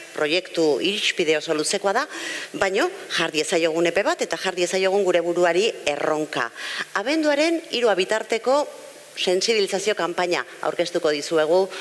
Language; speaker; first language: Basque; native; Basque